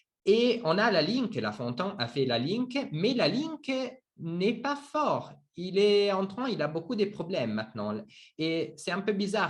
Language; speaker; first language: French; non-native, learner; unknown